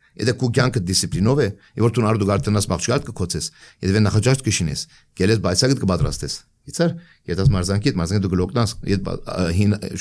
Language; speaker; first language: Armenian; early bilingual, heritage; Armenian